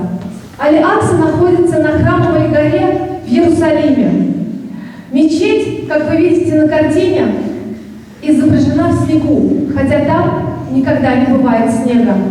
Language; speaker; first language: Russian; native; Russian